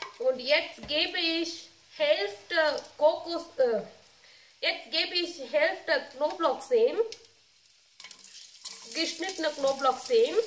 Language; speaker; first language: German; non-native, learner; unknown